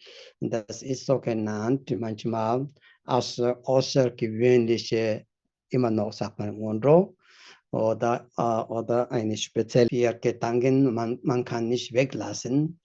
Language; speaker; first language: German; non-native, fluent; Tibetan